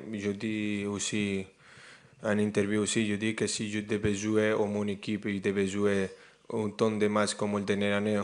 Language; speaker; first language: French; non-native, fluent; Spanish